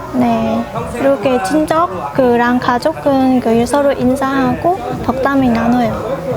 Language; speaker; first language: Korean; non-native, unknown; Vietnamese